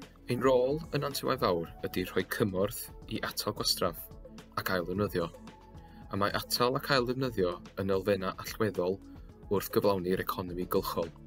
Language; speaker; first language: Welsh; native; Welsh